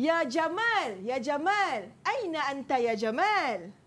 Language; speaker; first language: Arabic; non-native, fluent; Malay